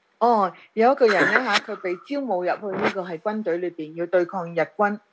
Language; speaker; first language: Chinese; non-native, local second language; Cantonese